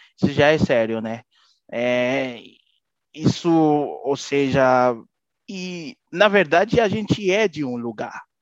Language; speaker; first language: Portuguese; non-native, fluent; Haitian Creole